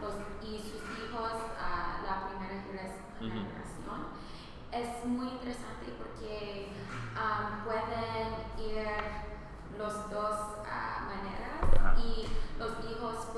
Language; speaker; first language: Spanish; early bilingual, heritage; Spanish